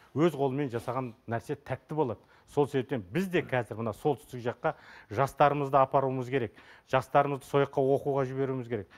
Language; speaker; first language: Kazakh; native; Kazakh